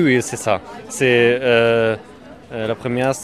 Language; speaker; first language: French; non-native, learner; German